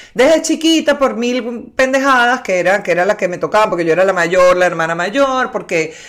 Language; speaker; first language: Spanish; native; Spanish